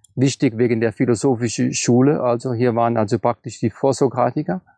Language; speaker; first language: German; native; German